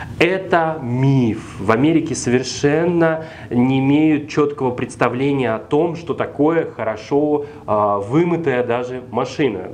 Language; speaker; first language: Russian; native; Russian